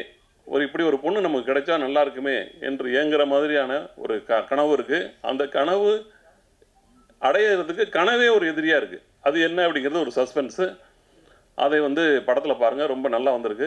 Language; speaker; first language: Tamil; native; Tamil